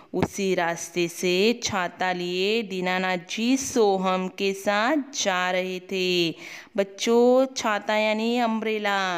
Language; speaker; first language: Hindi; non-native, local second language; Marathi